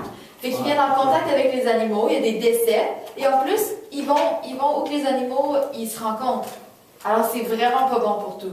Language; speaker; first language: French; native; French